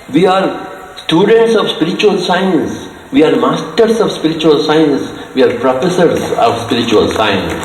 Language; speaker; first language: English; non-native, local second language; Telugu